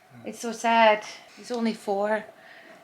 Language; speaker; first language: English; native; English